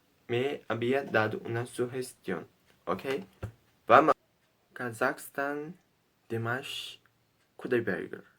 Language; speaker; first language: Spanish; non-native, learner; Portuguese